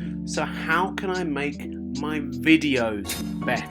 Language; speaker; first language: English; native; English